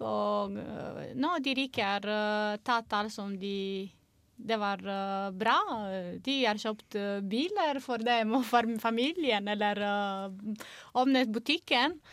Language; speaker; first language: Norwegian; non-native, fluent; Romanian